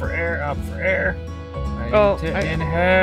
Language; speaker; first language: English; native; English